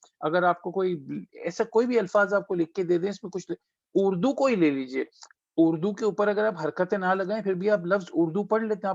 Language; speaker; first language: Urdu; native; Urdu